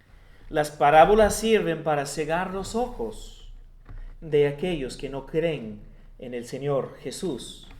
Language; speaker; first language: Spanish; non-native, fluent; English